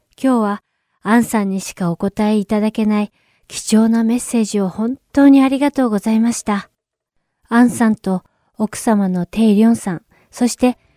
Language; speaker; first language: Japanese; native; Japanese